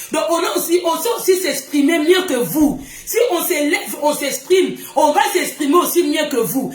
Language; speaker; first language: French; non-native, local second language; Lingala